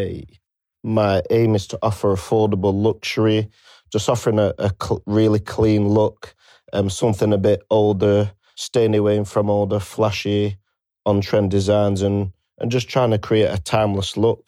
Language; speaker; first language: English; native; English